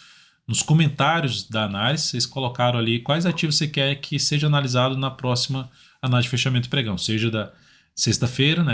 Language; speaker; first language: Portuguese; native; Portuguese